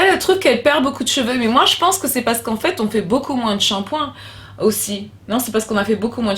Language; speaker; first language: French; native; French